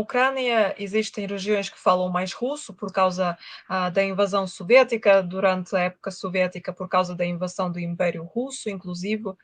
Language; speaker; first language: Portuguese; non-native, fluent; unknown